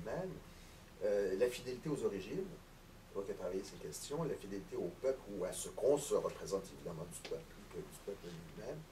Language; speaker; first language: French; native; French